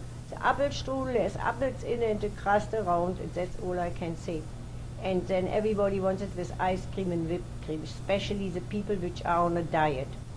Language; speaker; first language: English; non-native, fluent; German